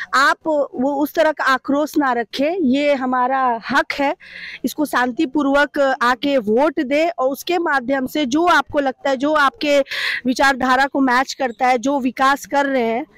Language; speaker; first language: Hindi; native; Hindi